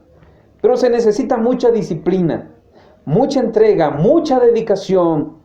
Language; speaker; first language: Spanish; native; Spanish